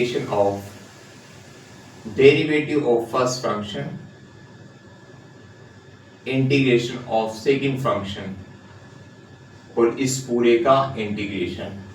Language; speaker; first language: Hindi; native; Hindi